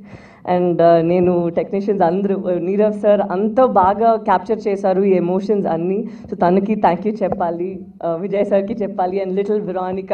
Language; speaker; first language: Telugu; non-native, local second language; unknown